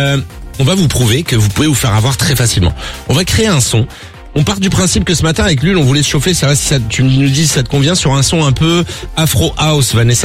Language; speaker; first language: French; native; French